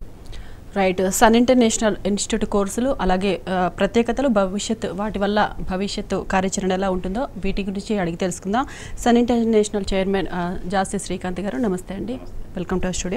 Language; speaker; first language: Telugu; native; Telugu